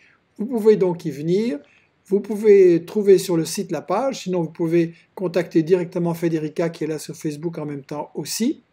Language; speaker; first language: French; native; French